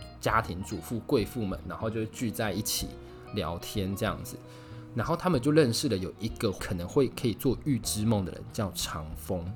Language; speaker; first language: Chinese; native; Chinese